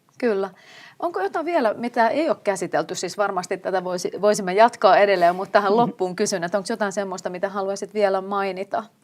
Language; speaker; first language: Finnish; native; Finnish